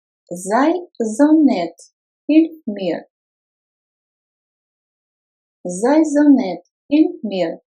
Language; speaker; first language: German; non-native, fluent; Russian